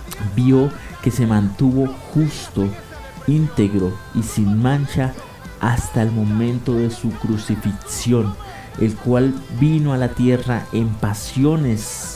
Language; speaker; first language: Spanish; native; Spanish